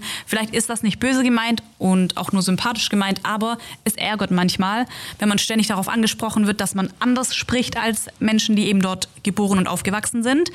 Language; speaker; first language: German; early bilingual, other home language; Turkish